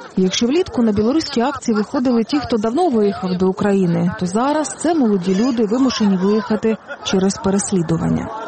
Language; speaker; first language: Ukrainian; native; Ukrainian